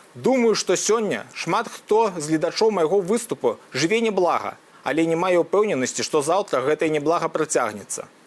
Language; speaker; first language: Belarusian; native; Belarusian